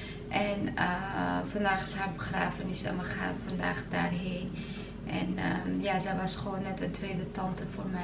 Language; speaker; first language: Dutch; early bilingual, other home language; Turkish